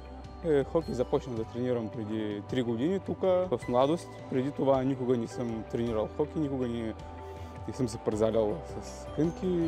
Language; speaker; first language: Bulgarian; early bilingual, other home language; Russian